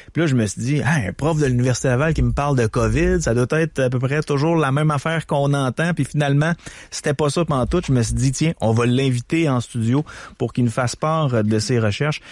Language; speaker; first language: French; native; French